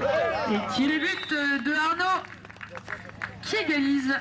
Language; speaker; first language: French; native; French